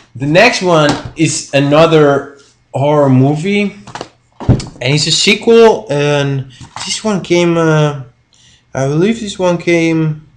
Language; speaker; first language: English; non-native, fluent; Spanish